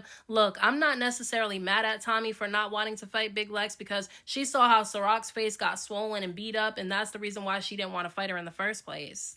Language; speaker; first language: English; native; English